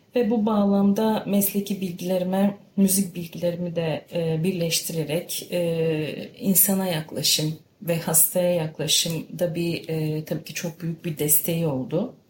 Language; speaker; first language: Turkish; early bilingual, heritage; Turkish